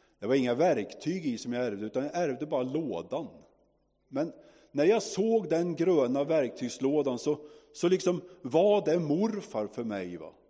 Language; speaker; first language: Swedish; native; Swedish